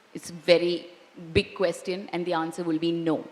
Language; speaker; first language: English; non-native, local second language; Malayalam